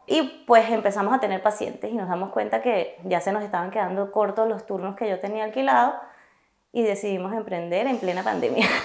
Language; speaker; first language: Spanish; native; Spanish